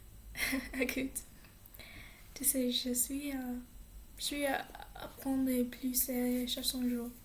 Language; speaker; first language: French; non-native, learner; English